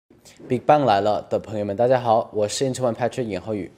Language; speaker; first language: Chinese; non-native, fluent; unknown